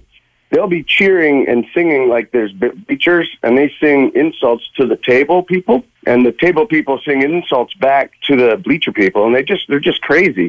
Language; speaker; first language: English; native; English